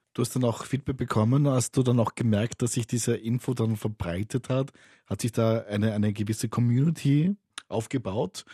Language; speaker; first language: German; native; German